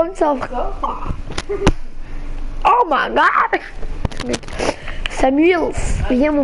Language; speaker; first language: French; native; French